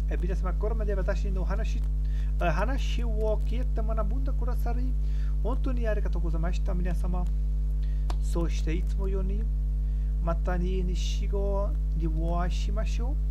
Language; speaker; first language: Japanese; non-native, learner; German